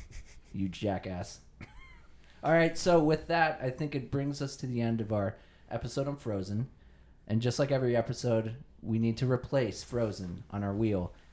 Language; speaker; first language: English; native; English